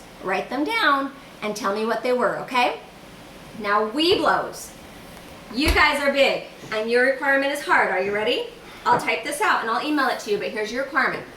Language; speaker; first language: English; native; English